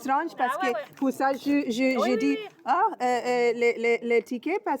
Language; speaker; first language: French; non-native, learner; English